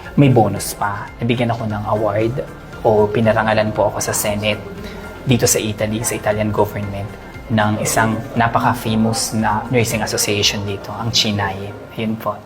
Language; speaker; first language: Filipino; native; Filipino